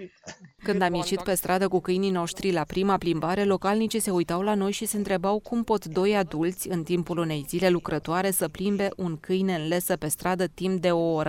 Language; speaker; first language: Romanian; native; Romanian